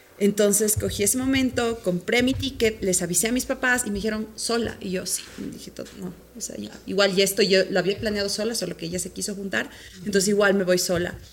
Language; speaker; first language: Spanish; native; Spanish